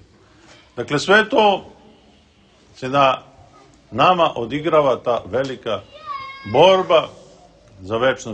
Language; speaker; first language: Serbian; native; Serbian